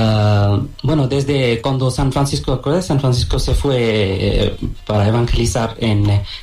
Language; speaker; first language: Spanish; non-native, learner; Bangla